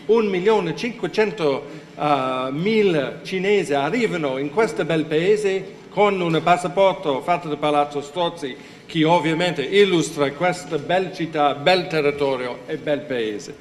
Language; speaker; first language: Italian; non-native, fluent; English